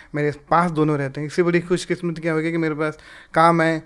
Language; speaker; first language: Hindi; native; Hindi